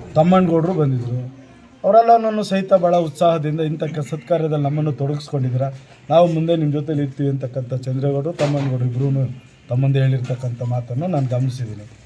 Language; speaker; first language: Kannada; native; Kannada